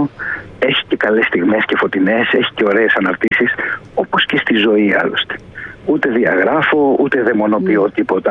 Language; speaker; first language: Greek; native; Greek